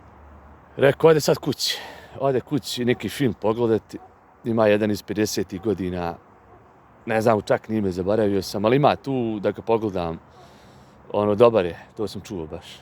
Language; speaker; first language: Bosnian; native; Bosnian